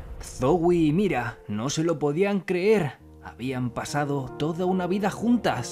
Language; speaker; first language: Spanish; native; Spanish